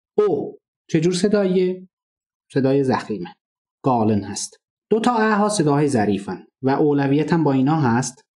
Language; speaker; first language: Persian; non-native, local second language; Azerbaijani